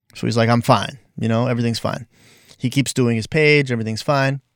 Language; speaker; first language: English; native; English